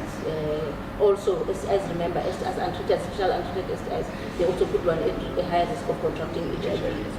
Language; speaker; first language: English; non-native, local second language; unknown